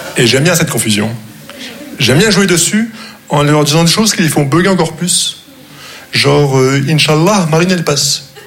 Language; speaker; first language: French; non-native, local second language; Arabic